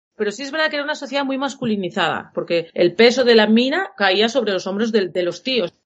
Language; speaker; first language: Spanish; native; Spanish